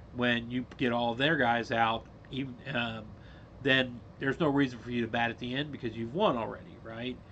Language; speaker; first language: English; native; English